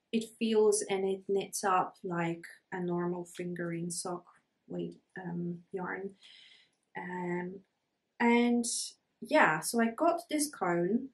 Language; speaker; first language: English; non-native, fluent; Polish